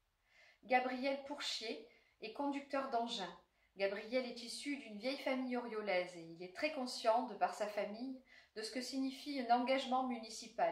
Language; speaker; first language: French; native; French